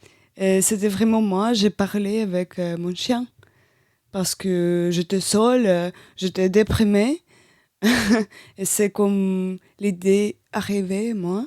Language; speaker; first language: French; non-native, learner; Russian